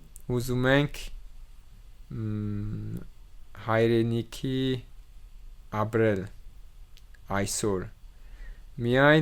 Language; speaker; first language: Armenian; non-native, learner; French